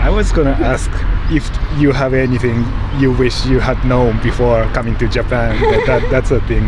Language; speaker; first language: English; non-native, fluent; Japanese